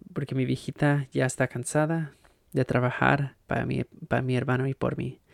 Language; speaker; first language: Spanish; early bilingual, heritage; Spanish